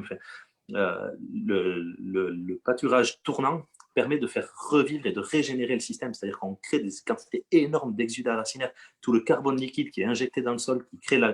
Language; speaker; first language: French; native; French